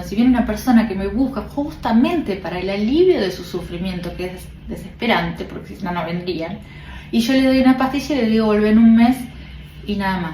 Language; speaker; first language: Spanish; native; Spanish